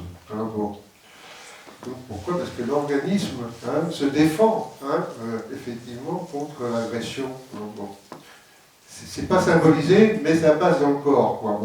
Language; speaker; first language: French; native; French